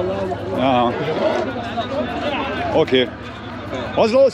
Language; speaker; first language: German; native; German